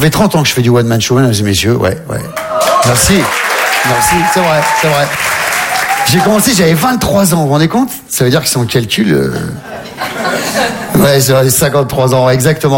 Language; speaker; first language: French; native; French